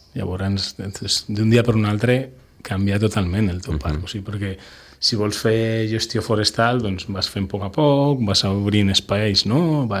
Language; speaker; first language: Catalan; non-native, local second language; Spanish